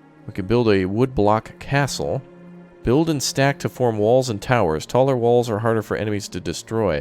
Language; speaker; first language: English; native; English